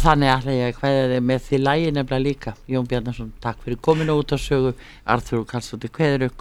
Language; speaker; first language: Icelandic; native; Icelandic